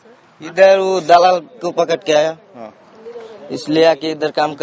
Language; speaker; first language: Hindi; non-native, learner; Bangla